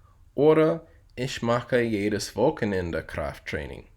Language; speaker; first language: German; non-native, fluent; English